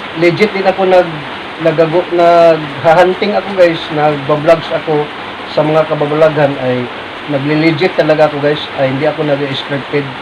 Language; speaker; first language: Filipino; non-native, local second language; Cebuano